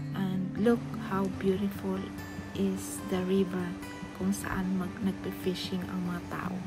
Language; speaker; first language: Filipino; native; Filipino